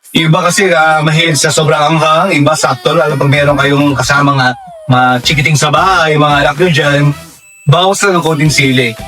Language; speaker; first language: Filipino; non-native, local second language; Pampanga